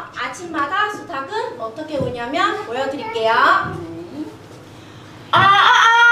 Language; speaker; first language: Korean; non-native, fluent; Vietnamese